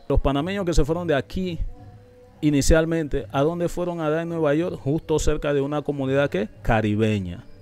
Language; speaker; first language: Spanish; non-native, local second language; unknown